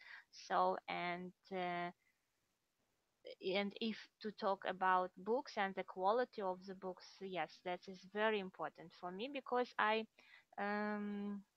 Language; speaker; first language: English; non-native, fluent; Russian